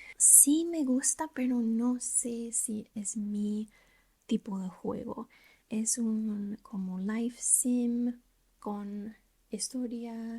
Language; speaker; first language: Spanish; non-native, learner; English